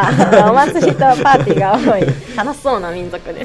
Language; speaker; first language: Japanese; native; Japanese